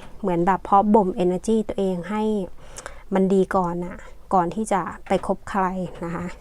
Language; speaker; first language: Thai; native; Thai